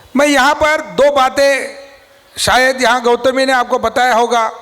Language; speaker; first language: Hindi; non-native, local second language; Marathi